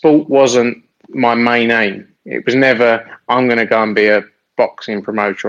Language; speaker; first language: English; native; English